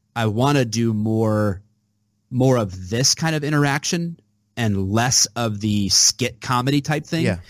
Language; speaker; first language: English; native; English